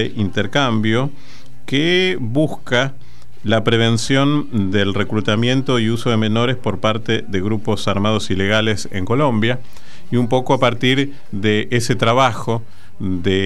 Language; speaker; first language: Spanish; native; Spanish